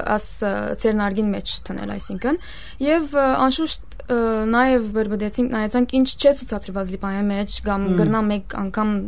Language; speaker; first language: Armenian; early bilingual, heritage; Armenian